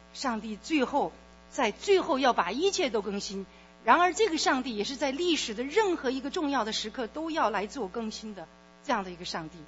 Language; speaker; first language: Chinese; native; Chinese